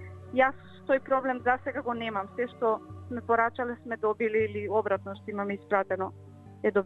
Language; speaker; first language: Macedonian; native; Macedonian